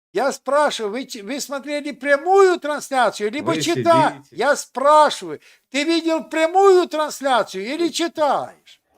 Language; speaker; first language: Russian; non-native, local second language; Ukrainian